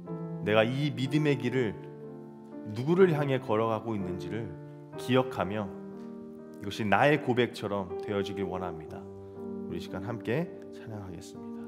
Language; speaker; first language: Korean; native; Korean